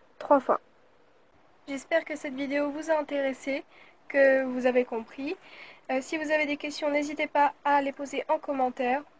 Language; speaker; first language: French; early bilingual, other home language; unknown